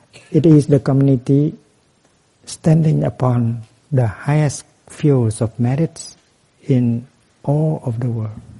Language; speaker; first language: English; non-native, fluent; Vietnamese